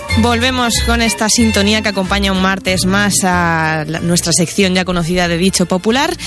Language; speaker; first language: Spanish; native; Spanish